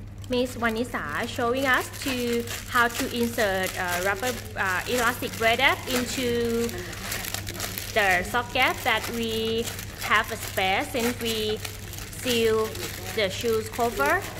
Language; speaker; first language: English; non-native, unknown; Thai